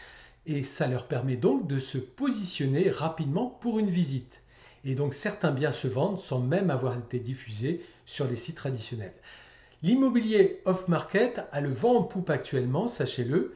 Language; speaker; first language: French; native; French